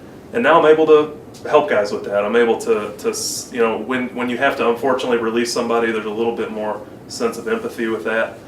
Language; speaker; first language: English; native; English